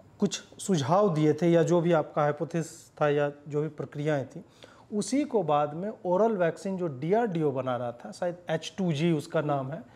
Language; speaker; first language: Hindi; native; Hindi